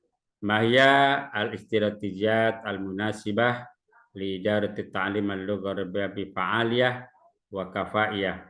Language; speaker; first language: Arabic; non-native, learner; Indonesian